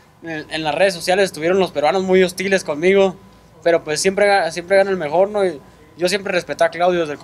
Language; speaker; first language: Spanish; native; Spanish